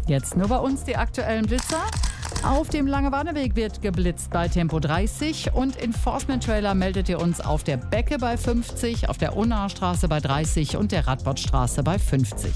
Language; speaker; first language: German; native; German